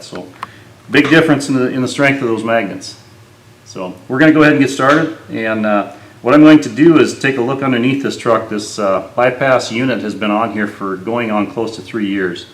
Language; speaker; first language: English; native; English